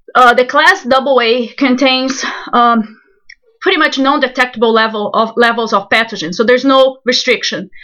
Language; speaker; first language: English; non-native, fluent; Portuguese